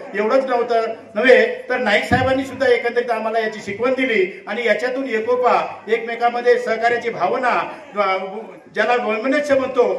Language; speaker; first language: Marathi; non-native, local second language; Lambadi